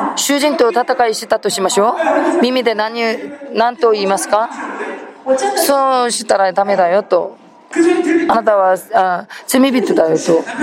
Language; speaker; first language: Japanese; non-native, fluent; Korean